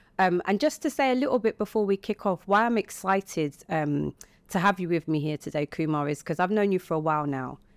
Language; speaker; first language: English; native; English